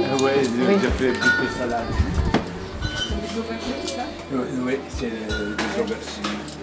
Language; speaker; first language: French; non-native, learner; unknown